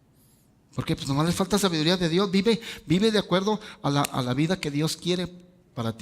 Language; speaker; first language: Spanish; native; Spanish